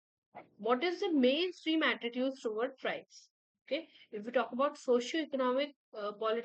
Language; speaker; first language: English; non-native, local second language; Hindi